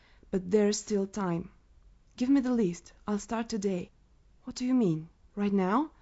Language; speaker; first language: English; non-native, fluent; Romanian